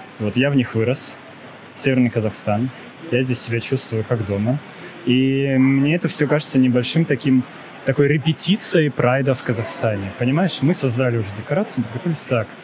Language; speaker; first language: Russian; native; Russian